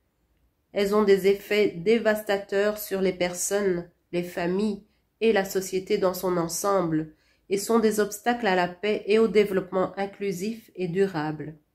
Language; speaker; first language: French; non-native, local second language; Rundi